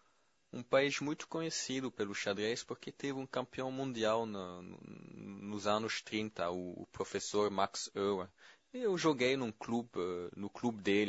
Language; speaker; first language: Portuguese; non-native, fluent; French